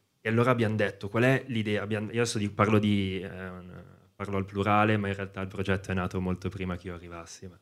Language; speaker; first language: Italian; native; Italian